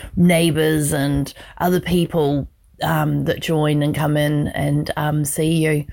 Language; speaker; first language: English; native; English